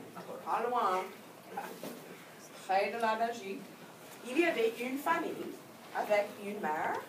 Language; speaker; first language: French; non-native, fluent; English